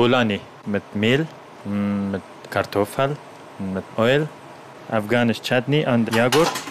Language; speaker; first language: German; non-native, learner; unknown